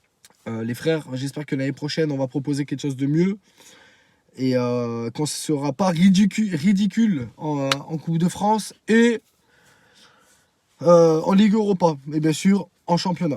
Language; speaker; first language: French; native; French